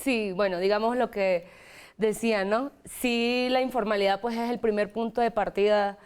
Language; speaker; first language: Spanish; native; Spanish